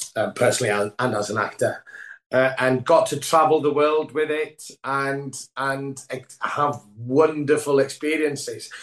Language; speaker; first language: English; non-native, local second language; Welsh